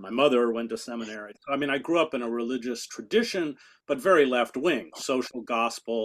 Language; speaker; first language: English; native; English